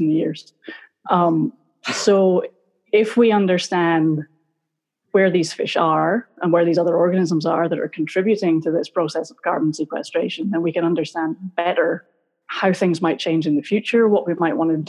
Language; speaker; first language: English; native; English